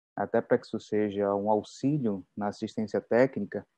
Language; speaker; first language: Portuguese; native; Portuguese